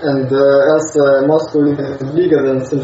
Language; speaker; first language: English; non-native, learner; Russian